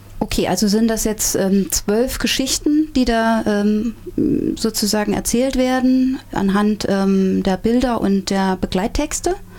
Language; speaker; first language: German; native; German